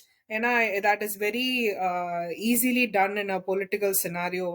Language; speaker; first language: English; non-native, local second language; Tamil